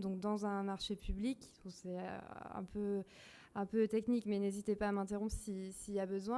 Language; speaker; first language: French; native; French